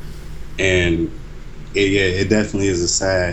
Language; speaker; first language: English; native; English